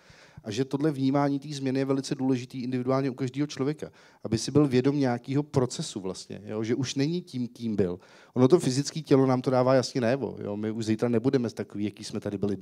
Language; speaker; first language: Czech; native; Czech